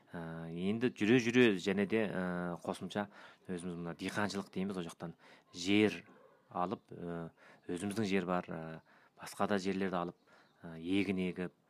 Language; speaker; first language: Kazakh; early bilingual, heritage; Kazakh